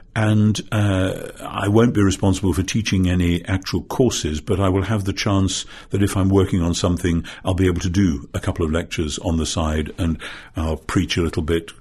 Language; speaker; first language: English; native; English